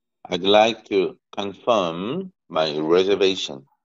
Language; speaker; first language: English; non-native, learner; Korean